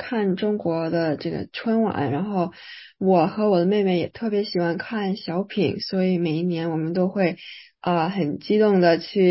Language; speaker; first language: Chinese; early bilingual, other home language; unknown